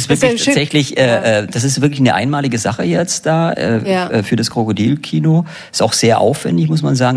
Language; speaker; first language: German; native; German